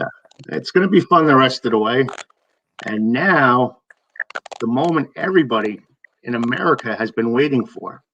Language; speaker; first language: English; native; English